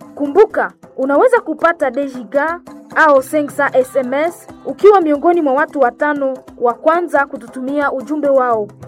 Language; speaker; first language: Swahili; non-native, local second language; Nande